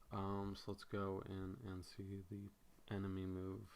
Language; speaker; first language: English; native; English